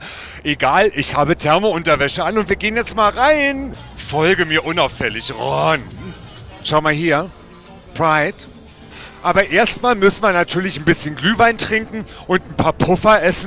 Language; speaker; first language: German; native; German